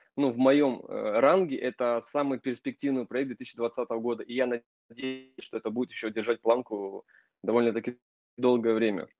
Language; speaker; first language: Russian; native; Russian